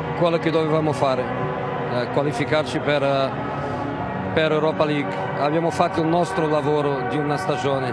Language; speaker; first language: Italian; non-native, fluent; Portuguese